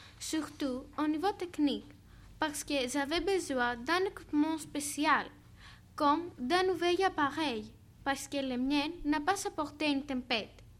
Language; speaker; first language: French; non-native, learner; Greek